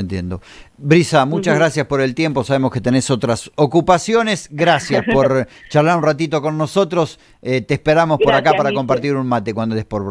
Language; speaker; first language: Spanish; native; Spanish